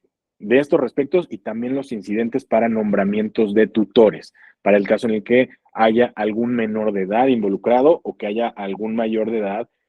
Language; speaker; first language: Spanish; native; Spanish